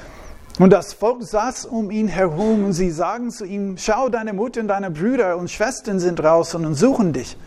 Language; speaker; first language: German; non-native, fluent; English